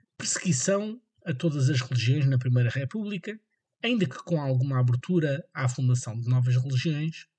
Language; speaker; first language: Portuguese; native; Portuguese